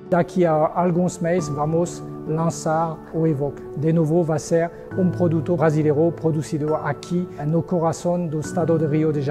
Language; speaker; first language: Portuguese; non-native, fluent; Spanish